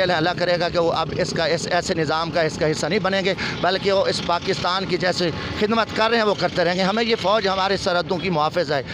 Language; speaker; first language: Urdu; non-native, local second language; Saraiki